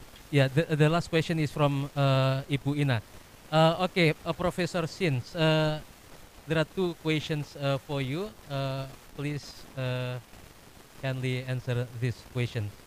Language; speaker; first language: English; non-native, fluent; Indonesian